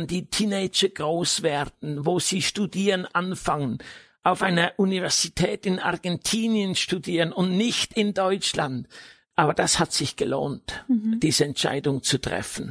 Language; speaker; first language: German; native; German